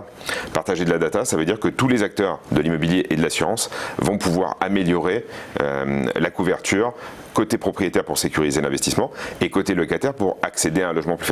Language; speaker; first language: French; native; French